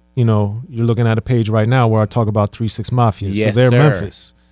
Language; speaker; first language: English; native; English